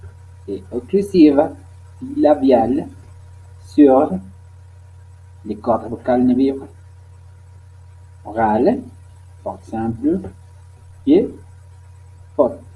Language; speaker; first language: French; non-native, learner; Spanish